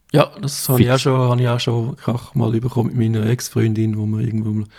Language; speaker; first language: German; native; German